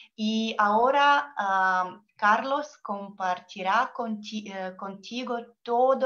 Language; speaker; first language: Spanish; non-native, learner; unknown